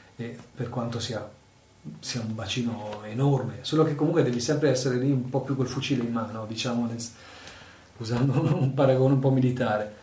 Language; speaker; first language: Italian; native; Italian